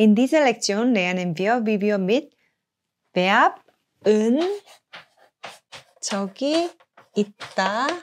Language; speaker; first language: German; non-native, fluent; Korean